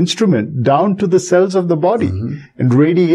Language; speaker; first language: English; non-native, local second language; Bangla